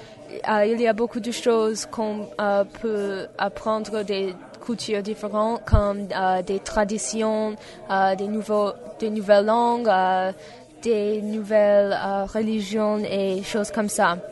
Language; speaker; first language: French; non-native, fluent; English